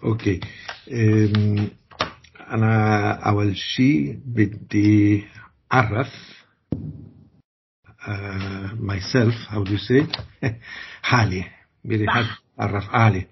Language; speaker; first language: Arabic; non-native, learner; Italian